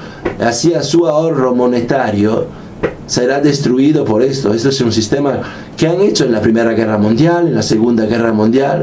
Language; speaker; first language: Spanish; non-native, fluent; Italian